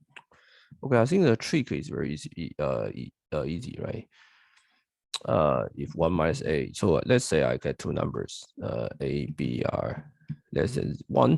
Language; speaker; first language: English; non-native, fluent; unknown